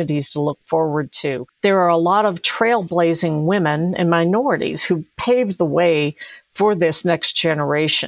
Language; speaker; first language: English; native; English